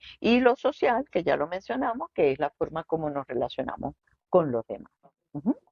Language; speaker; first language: Spanish; native; Spanish